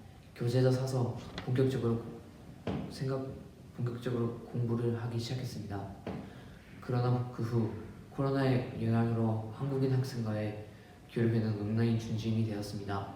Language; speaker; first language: Korean; early bilingual, other home language; Japanese